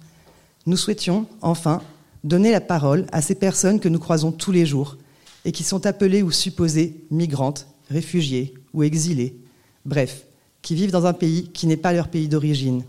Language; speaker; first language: French; native; French